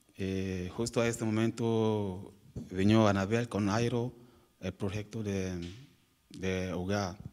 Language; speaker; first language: Spanish; non-native, learner; French